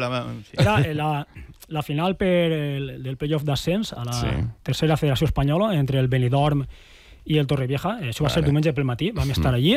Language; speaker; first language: Catalan; native; Catalan